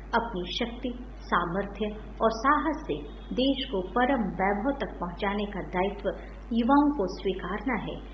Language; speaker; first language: Hindi; native; Hindi